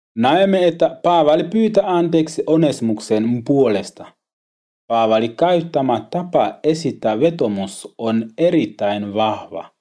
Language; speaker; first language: Finnish; non-native, learner; Swahili